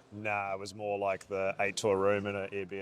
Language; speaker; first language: English; native; English